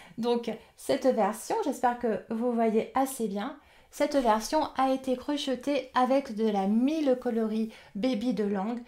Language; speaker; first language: French; native; French